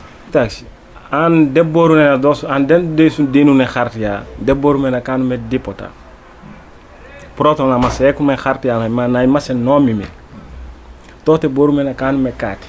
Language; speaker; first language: Greek; non-native, learner; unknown